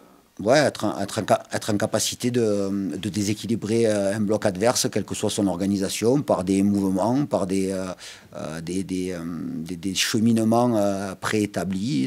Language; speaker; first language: French; native; French